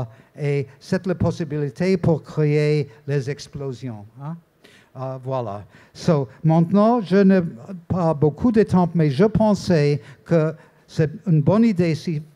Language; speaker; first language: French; non-native, learner; English